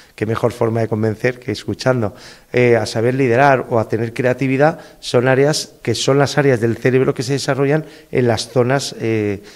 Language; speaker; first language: Spanish; native; Spanish